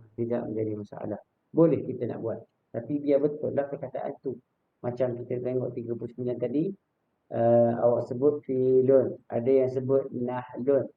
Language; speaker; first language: Malay; native; Malay